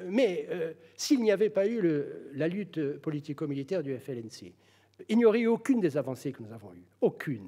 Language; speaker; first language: French; native; French